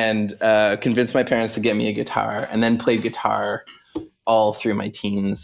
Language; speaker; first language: English; native; English